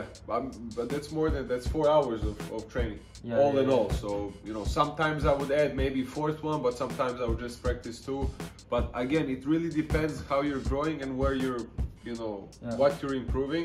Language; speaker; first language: English; non-native, fluent; Serbian